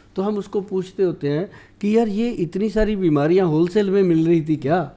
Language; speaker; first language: Hindi; native; Hindi